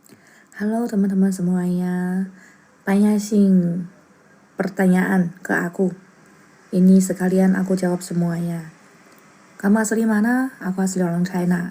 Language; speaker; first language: Indonesian; non-native, learner; Chinese